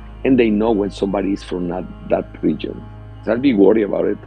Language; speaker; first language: English; non-native, fluent; Spanish